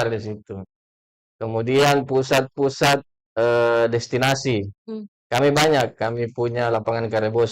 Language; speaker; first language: Indonesian; native; Indonesian